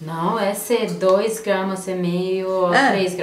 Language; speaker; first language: Portuguese; non-native, learner; Croatian